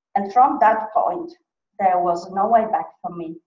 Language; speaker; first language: English; non-native, fluent; Polish